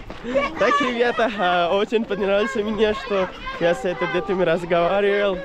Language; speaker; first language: Russian; non-native, learner; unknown